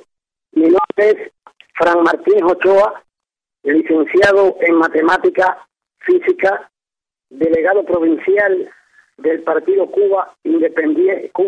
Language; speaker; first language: Spanish; native; Spanish